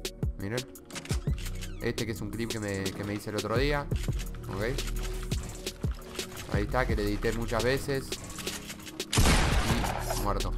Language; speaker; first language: Spanish; native; Spanish